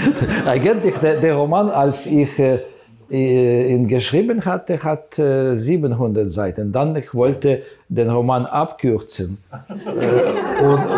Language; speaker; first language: German; non-native, fluent; Ukrainian